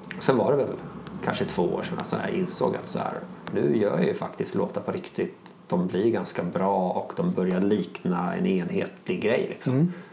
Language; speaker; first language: Swedish; native; Swedish